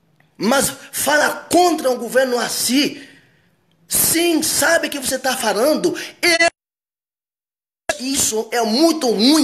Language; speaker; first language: Portuguese; non-native, fluent; Haitian Creole